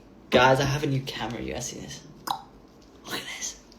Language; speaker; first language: English; native; English